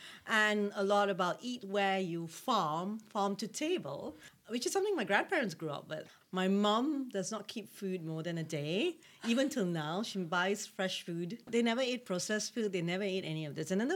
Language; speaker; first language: English; non-native, local second language; Tamil